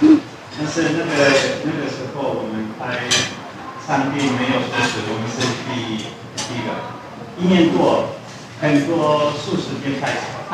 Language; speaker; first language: Chinese; non-native, learner; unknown